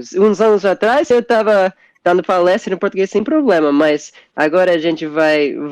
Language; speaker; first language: Portuguese; non-native, fluent; English